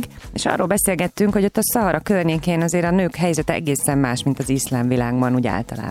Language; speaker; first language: Hungarian; native; Hungarian